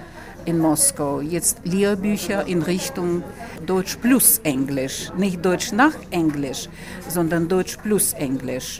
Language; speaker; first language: German; non-native, fluent; Russian